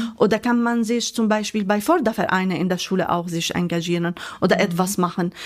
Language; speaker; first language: German; non-native, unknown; Arabic